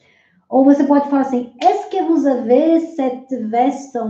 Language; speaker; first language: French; non-native, fluent; Portuguese